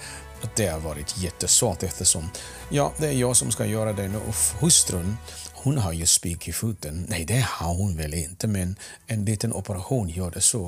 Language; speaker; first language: Swedish; non-native, fluent; Afrikaans